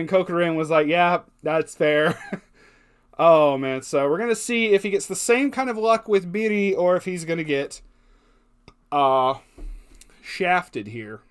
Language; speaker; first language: English; native; English